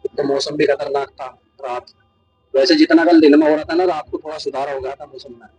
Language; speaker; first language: Hindi; native; Hindi